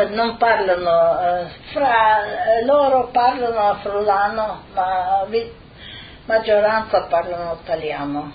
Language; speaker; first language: Italian; non-native, fluent; Slovenian